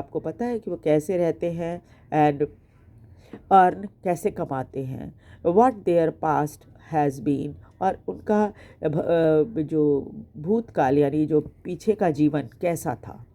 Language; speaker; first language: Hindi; native; Hindi